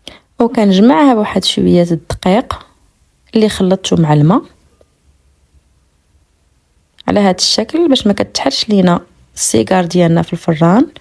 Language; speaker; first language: Arabic; native; Arabic